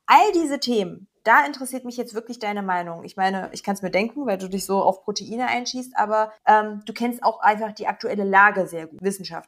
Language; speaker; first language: German; native; German